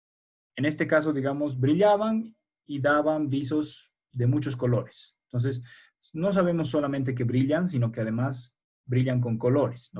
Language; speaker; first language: Spanish; native; Spanish